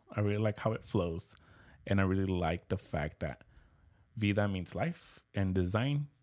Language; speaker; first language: English; early bilingual, other home language; Spanish